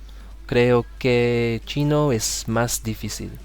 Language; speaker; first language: Spanish; non-native, learner; English